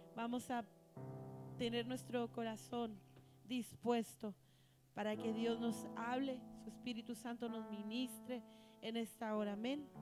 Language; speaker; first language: Spanish; native; Spanish